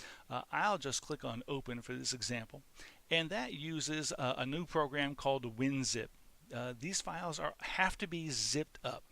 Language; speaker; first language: English; native; English